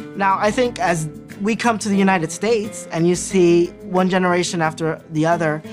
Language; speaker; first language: English; early bilingual, other home language; Spanish